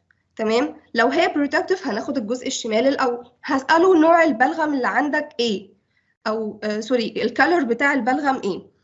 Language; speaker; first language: Arabic; native; Arabic